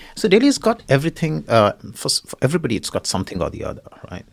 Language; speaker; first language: English; non-native, local second language; Hindi